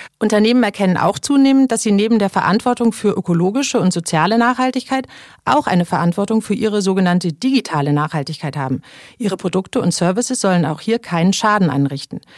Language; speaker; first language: German; native; German